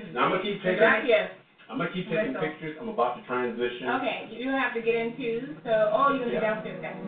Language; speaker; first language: English; non-native, fluent; Spanish